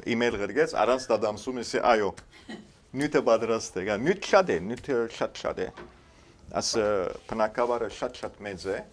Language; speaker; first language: Armenian; early bilingual, heritage; Armenian